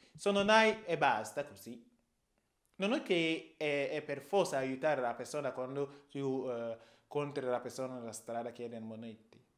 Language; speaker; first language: Italian; non-native, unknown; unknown